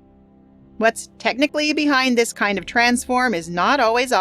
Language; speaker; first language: English; native; English